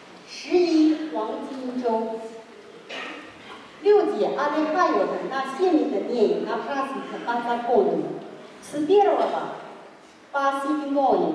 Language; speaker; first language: Russian; non-native, fluent; Chinese